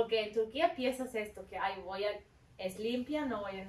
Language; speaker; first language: Spanish; non-native, learner; Turkish